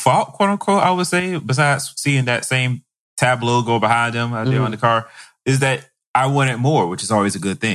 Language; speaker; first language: English; native; English